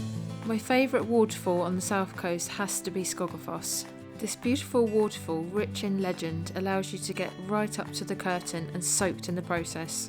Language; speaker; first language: English; native; English